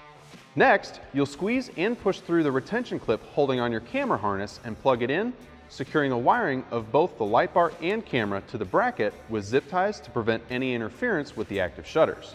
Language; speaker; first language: English; native; English